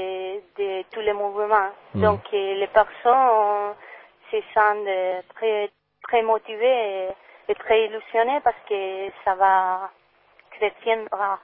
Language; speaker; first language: French; non-native, learner; Spanish